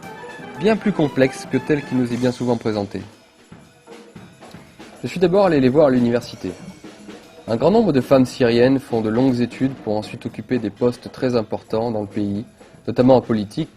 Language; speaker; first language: French; native; French